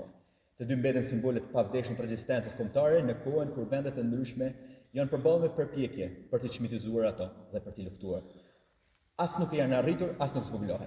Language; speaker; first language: Albanian; native; Albanian